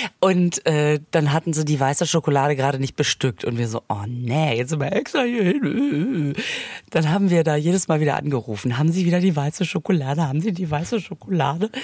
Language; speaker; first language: German; native; German